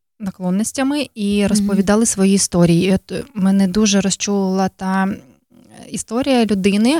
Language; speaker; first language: Ukrainian; native; Ukrainian